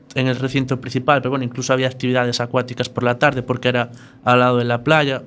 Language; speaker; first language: Spanish; native; Spanish